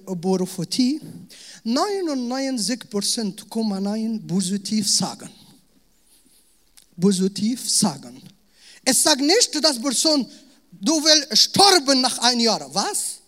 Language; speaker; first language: German; non-native, learner; Arabic